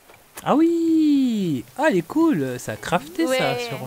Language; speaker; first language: French; native; French